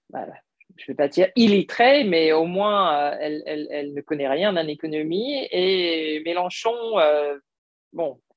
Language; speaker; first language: French; non-native, fluent; English